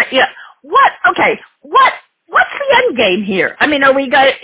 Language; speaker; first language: English; native; English